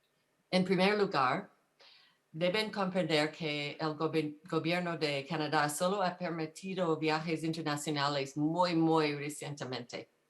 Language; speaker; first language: Spanish; non-native, fluent; English